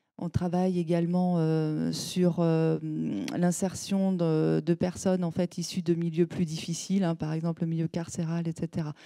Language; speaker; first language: French; native; French